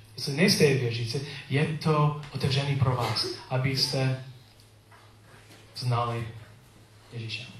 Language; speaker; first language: Czech; non-native, learner; English